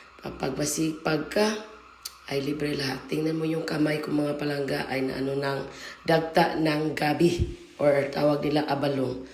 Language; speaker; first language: Filipino; non-native, local second language; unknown